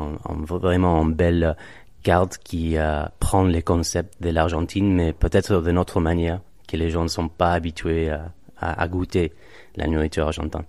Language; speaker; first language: French; non-native, fluent; Spanish